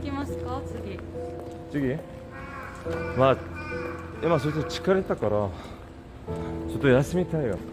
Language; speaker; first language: Japanese; non-native, learner; Korean